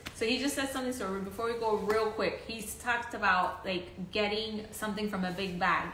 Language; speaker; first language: English; early bilingual, other home language; Spanish